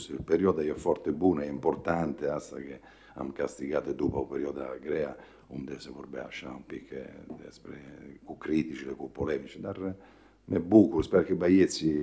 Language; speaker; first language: Romanian; non-native, fluent; Italian